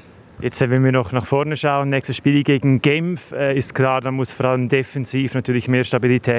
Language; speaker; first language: German; native; German